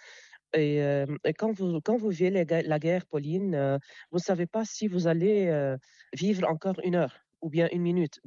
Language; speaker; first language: French; non-native, local second language; Arabic